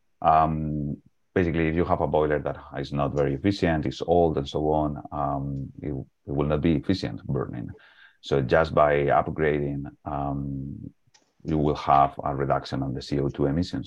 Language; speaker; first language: English; non-native, fluent; Spanish